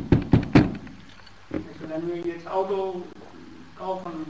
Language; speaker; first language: German; non-native, learner; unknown